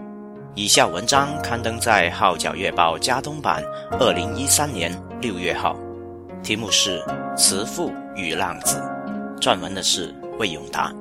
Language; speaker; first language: Chinese; native; Chinese